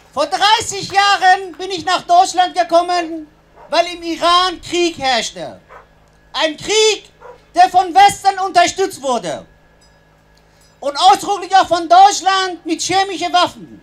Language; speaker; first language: German; non-native, fluent; Persian